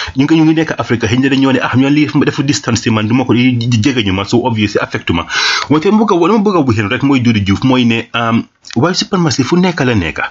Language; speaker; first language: Wolof; non-native, local second language; Serer